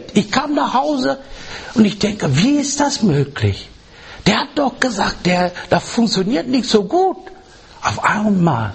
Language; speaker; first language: German; non-native, learner; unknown